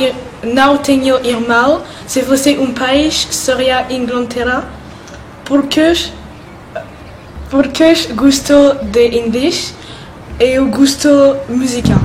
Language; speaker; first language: Portuguese; non-native, learner; French